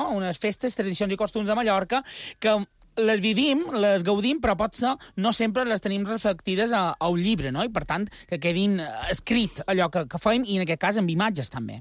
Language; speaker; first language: Catalan; native; Catalan